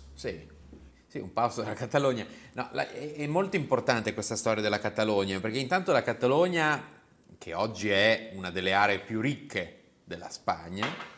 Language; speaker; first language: Italian; native; Italian